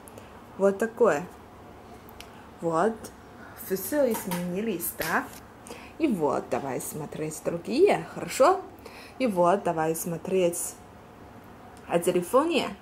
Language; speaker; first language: Russian; non-native, learner; Chinese